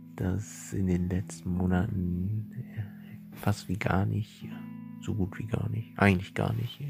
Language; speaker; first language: German; native; German